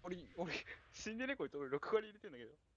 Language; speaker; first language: Japanese; native; Japanese